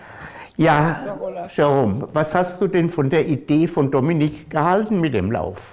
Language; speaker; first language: German; native; German